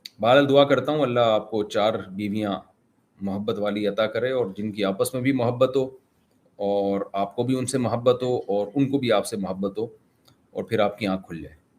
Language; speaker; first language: Urdu; native; Urdu